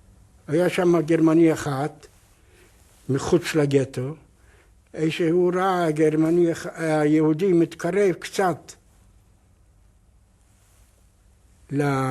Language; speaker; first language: Hebrew; non-native, fluent; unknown